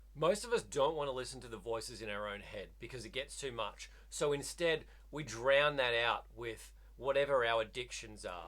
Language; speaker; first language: English; native; English